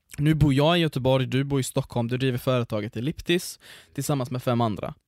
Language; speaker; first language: Swedish; early bilingual, other home language; Arabic